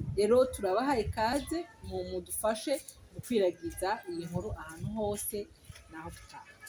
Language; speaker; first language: Rundi; native; Rundi